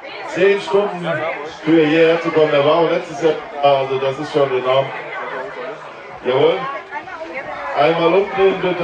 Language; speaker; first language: German; native; German